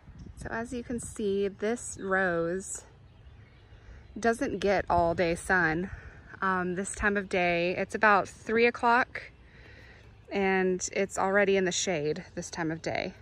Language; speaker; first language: English; native; English